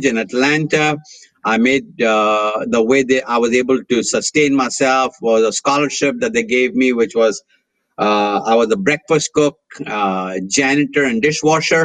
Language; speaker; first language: English; non-native, local second language; Hindi